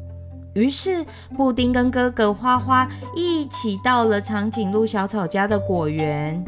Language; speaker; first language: Chinese; native; Chinese